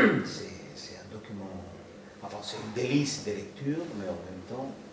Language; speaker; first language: French; non-native, fluent; Spanish